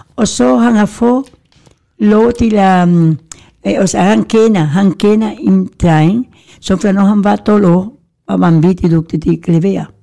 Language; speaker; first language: Danish; non-native, fluent; Spanish